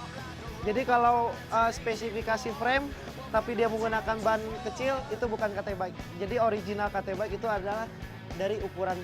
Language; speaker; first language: Indonesian; native; Indonesian